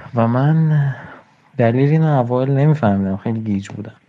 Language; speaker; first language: Persian; native; Persian